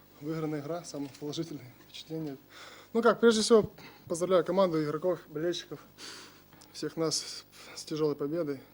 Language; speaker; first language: Russian; native; Russian